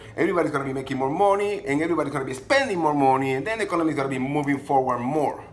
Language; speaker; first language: English; non-native, fluent; Spanish